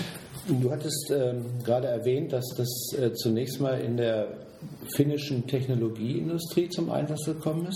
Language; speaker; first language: German; native; German